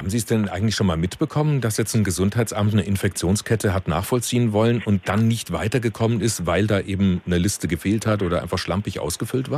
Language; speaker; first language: German; native; German